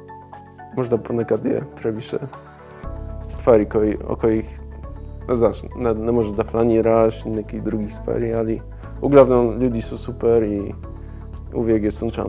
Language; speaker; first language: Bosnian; non-native, fluent; Polish